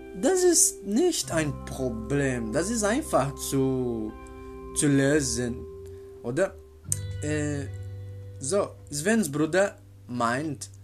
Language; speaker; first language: German; non-native, learner; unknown